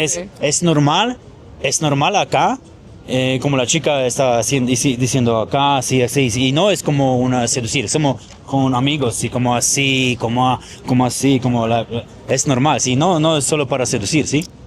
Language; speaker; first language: Spanish; non-native, learner; Polish